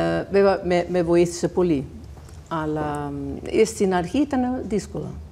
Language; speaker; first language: Greek; non-native, fluent; Danish